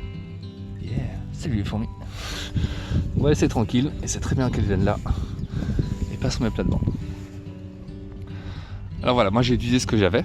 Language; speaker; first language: French; native; French